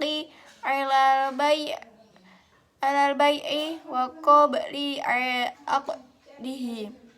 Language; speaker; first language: Arabic; non-native, learner; Indonesian